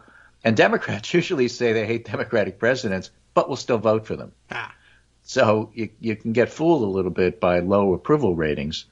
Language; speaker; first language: English; native; English